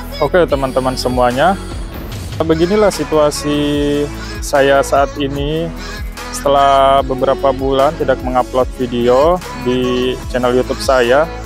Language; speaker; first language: Indonesian; native; Indonesian